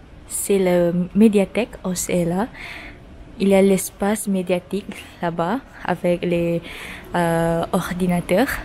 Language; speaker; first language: French; non-native, learner; Malay